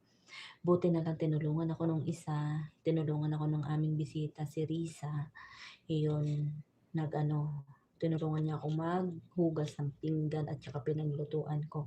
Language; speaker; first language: Filipino; non-native, local second language; Bikol